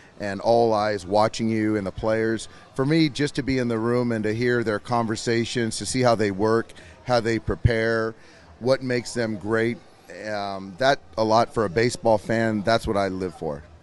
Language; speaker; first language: English; native; English